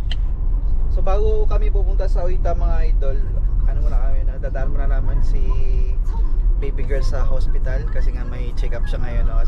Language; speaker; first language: Filipino; native; Filipino